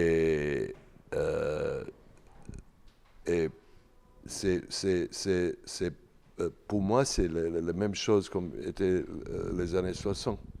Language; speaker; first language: French; non-native, learner; Serbian